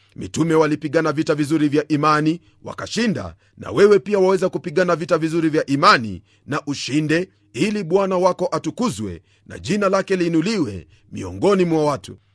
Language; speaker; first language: Swahili; non-native, local second language; Luyia